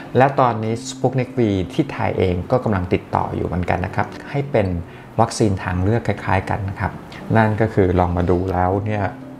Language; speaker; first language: Thai; native; Thai